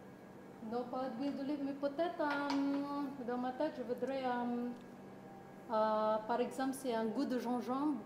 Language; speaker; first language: French; non-native, learner; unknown